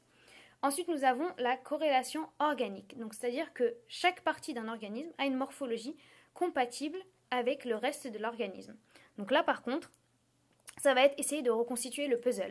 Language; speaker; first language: French; native; French